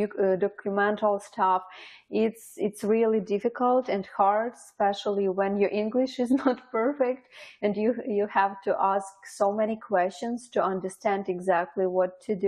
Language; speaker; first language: English; non-native, fluent; Ukrainian